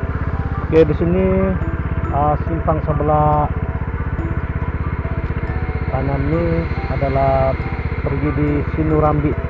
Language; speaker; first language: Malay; non-native, local second language; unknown